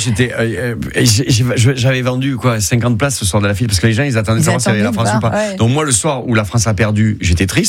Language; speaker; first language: French; native; French